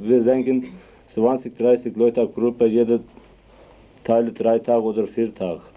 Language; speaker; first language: German; non-native, learner; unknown